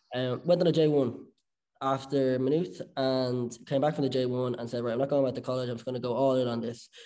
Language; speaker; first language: English; native; English